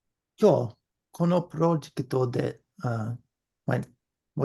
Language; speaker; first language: Japanese; non-native, learner; English